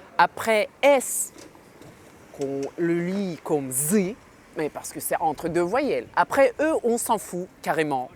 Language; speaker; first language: French; non-native, fluent; Ukrainian